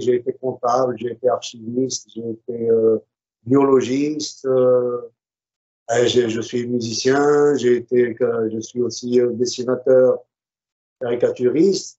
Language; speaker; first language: French; non-native, local second language; Arabic